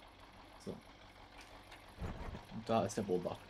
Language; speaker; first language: German; native; German